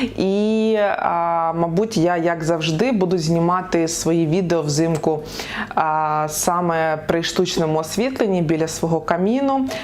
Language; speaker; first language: Ukrainian; non-native, local second language; Russian